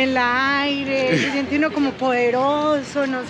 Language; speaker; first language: Spanish; native; Spanish